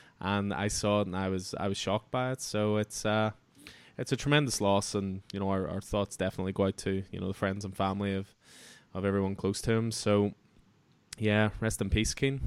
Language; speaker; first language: English; native; English